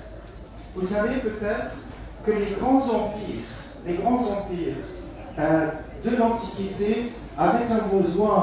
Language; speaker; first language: French; non-native, fluent; German